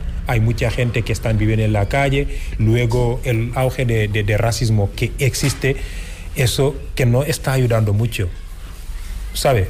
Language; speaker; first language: Spanish; non-native, fluent; Wolof